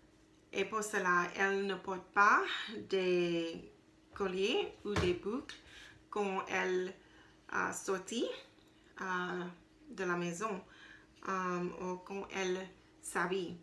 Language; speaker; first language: French; non-native, learner; English